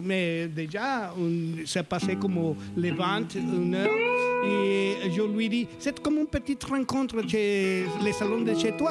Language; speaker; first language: French; non-native, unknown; Spanish